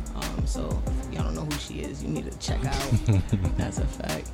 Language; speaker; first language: English; native; English